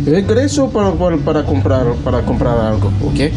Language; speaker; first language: Spanish; non-native, learner; Haitian Creole